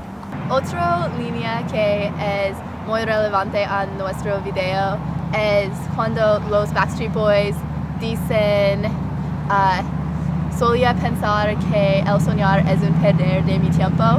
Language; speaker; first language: Spanish; non-native, learner; English